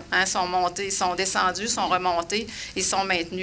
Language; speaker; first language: French; native; French